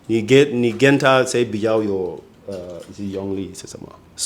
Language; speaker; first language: Chinese; non-native, fluent; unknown